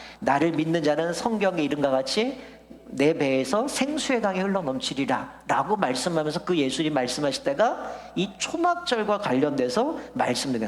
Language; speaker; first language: Korean; native; Korean